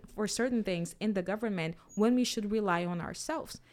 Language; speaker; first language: English; non-native, fluent; Portuguese